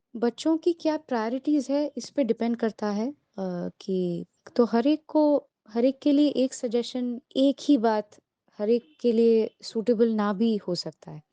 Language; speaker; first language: Hindi; non-native, local second language; Bangla